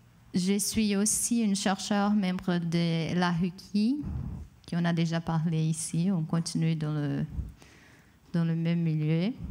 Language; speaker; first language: French; non-native, fluent; Portuguese